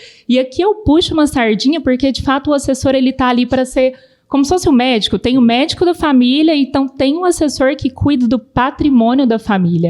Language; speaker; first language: Portuguese; native; Portuguese